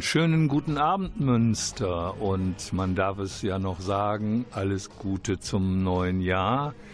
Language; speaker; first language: German; native; German